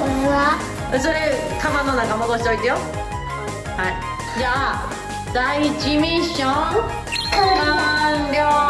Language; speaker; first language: Japanese; native; Japanese